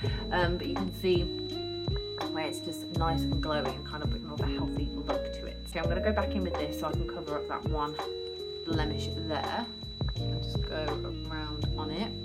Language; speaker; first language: English; native; English